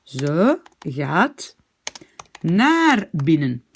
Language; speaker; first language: Dutch; non-native, fluent; French